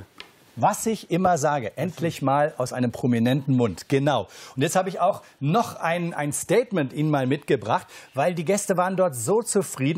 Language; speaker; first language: German; native; German